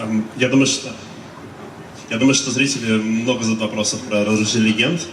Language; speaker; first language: Russian; native; Russian